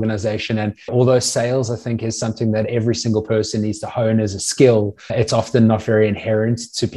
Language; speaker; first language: English; native; English